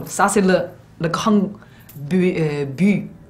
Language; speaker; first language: French; non-native, learner; Chinese